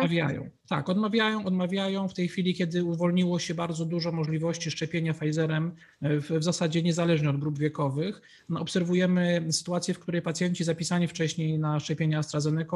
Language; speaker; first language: Polish; native; Polish